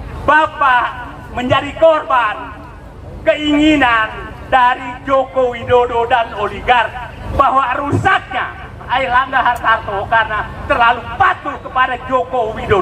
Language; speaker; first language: Indonesian; native; Indonesian